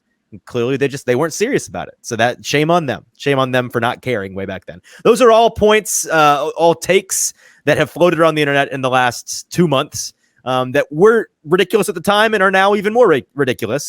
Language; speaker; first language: English; native; English